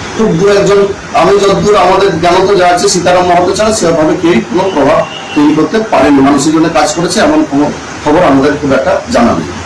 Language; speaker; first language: Bangla; non-native, local second language; Santali